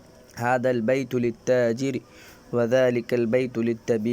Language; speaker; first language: Arabic; non-native, fluent; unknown